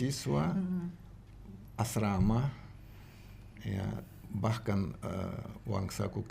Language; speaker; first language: Indonesian; non-native, learner; Russian